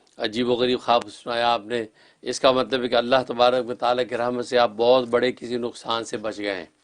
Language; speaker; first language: Urdu; native; Urdu